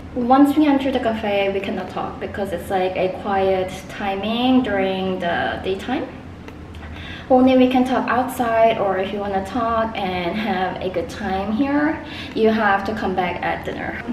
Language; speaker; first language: English; non-native, fluent; Korean